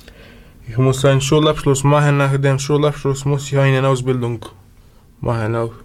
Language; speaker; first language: German; non-native, learner; Serbian